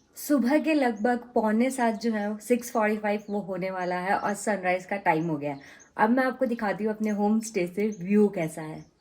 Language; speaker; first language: Hindi; native; Hindi